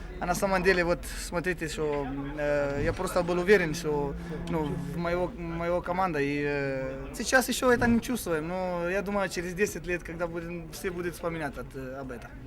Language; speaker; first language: Russian; non-native, learner; Romanian